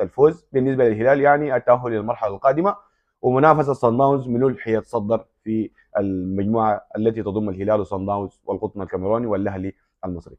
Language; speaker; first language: Arabic; native; Arabic